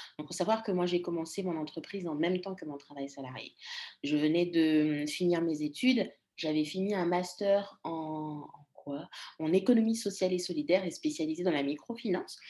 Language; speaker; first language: French; non-native, local second language; Lingala